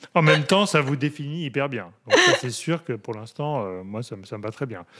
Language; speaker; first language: French; native; French